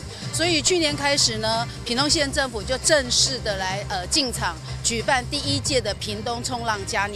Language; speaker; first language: Chinese; native; Chinese